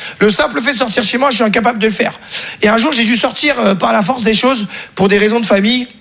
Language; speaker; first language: French; native; French